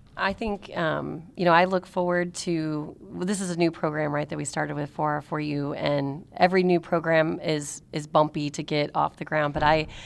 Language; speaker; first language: English; native; English